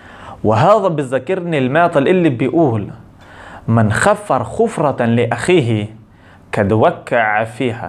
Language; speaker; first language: Arabic; non-native, local second language; Hebrew